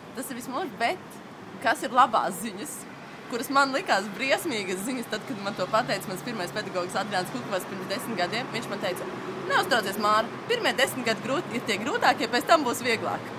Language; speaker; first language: Latvian; native; Latvian